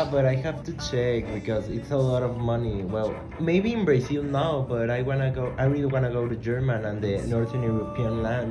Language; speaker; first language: English; non-native, fluent; Spanish